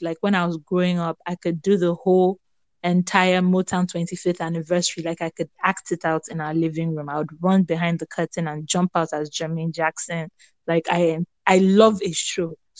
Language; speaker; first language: English; non-native, local second language; Yoruba